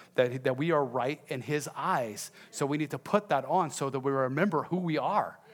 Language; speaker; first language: English; native; English